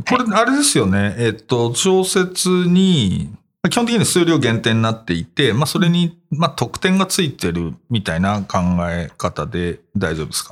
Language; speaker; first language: Japanese; native; Japanese